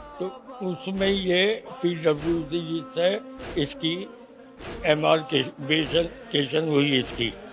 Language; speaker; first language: Urdu; native; Urdu